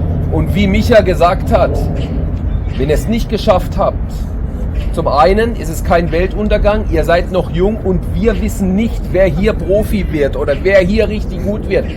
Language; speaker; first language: German; native; German